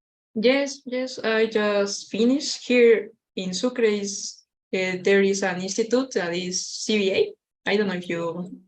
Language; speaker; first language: English; non-native, learner; Spanish